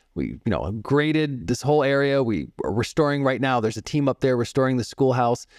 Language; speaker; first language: English; native; English